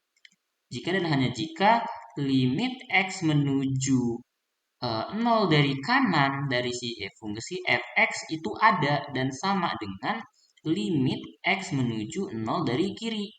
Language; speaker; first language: Indonesian; native; Indonesian